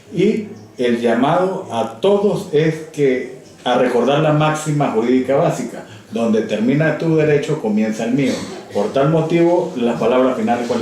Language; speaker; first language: Spanish; native; Spanish